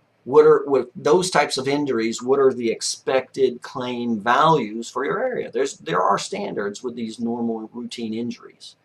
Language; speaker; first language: English; native; English